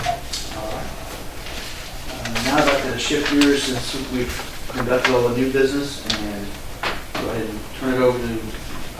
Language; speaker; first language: English; native; English